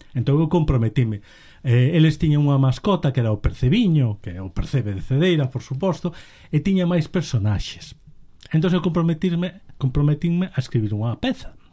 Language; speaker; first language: Galician; native; Galician